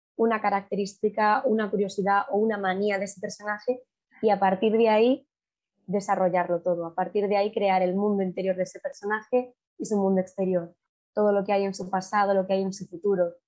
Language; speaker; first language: Spanish; native; Spanish